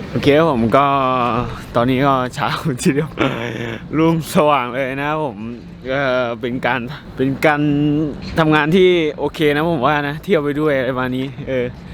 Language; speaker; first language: Thai; native; Thai